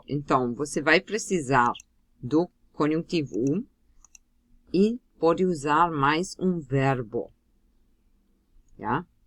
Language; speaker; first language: Portuguese; non-native, fluent; German